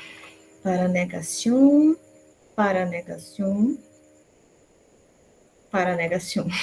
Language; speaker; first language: Spanish; non-native, fluent; Portuguese